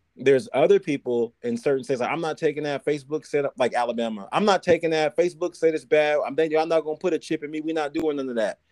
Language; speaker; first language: English; native; English